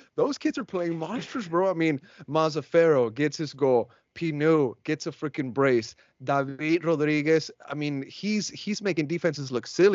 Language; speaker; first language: English; native; English